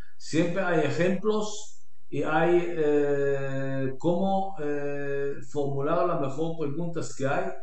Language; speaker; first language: Spanish; non-native, learner; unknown